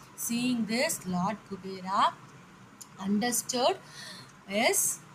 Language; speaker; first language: English; non-native, local second language; Tamil